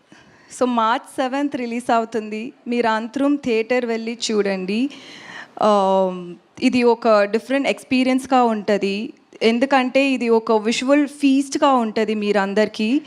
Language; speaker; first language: Telugu; non-native, learner; Tamil